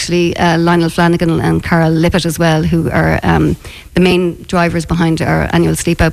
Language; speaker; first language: English; native; English